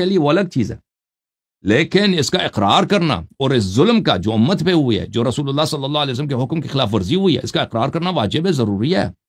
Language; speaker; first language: Urdu; native; Urdu